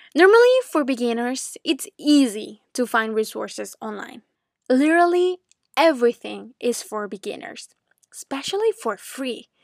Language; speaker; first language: English; non-native, fluent; Spanish